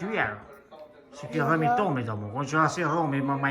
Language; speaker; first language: Albanian; native; Albanian